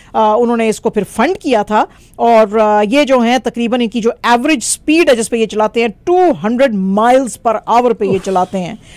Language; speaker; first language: Urdu; native; Urdu